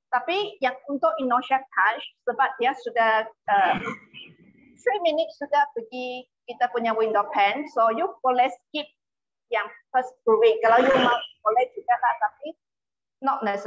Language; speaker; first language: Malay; non-native, local second language; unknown